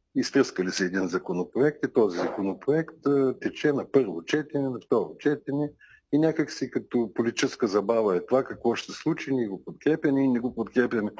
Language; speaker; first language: Bulgarian; native; Bulgarian